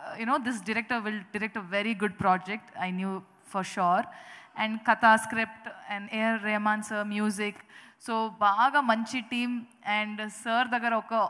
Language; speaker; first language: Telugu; non-native, learner; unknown